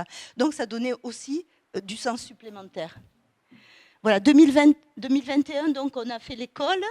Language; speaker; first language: French; native; French